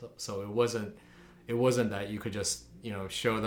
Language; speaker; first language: English; early bilingual, other home language; Chinese